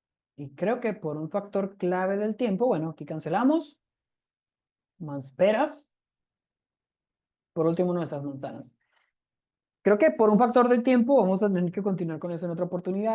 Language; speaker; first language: Spanish; native; Spanish